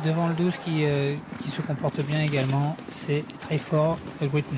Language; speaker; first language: French; native; French